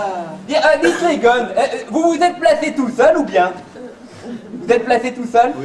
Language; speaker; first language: French; native; French